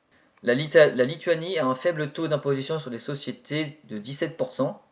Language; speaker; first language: French; native; French